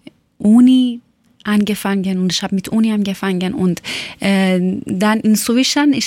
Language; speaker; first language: German; non-native, learner; Persian